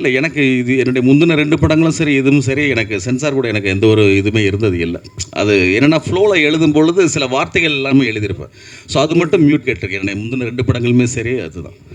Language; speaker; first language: Tamil; native; Tamil